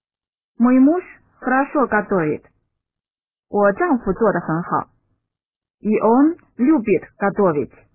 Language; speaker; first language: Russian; non-native, fluent; Chinese